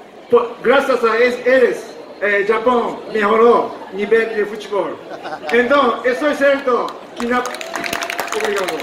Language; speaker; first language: Portuguese; non-native, fluent; Japanese